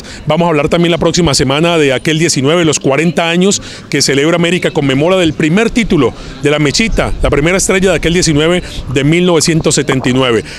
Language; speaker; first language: Spanish; native; Spanish